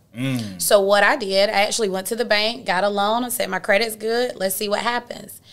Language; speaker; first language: English; native; English